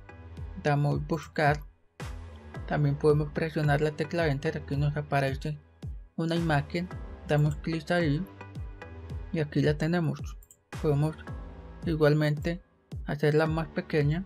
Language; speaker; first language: Spanish; native; Spanish